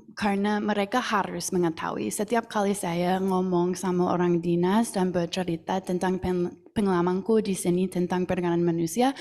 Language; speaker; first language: Indonesian; non-native, fluent; English